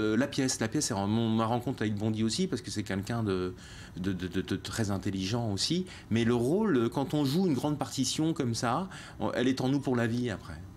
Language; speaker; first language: French; native; French